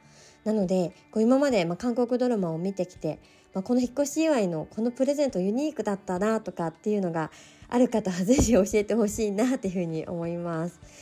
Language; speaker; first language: Japanese; native; Japanese